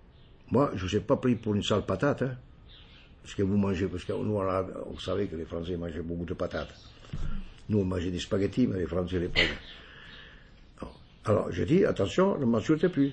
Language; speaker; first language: French; non-native, fluent; Italian